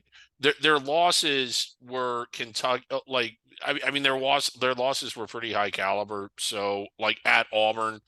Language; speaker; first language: English; native; English